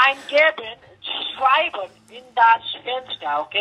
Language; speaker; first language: German; non-native, learner; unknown